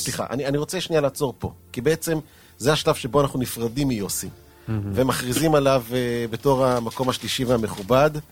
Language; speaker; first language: Hebrew; native; Hebrew